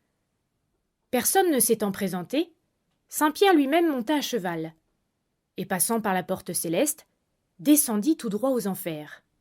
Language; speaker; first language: French; native; French